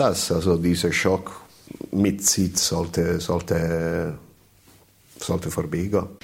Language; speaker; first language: German; non-native, learner; Italian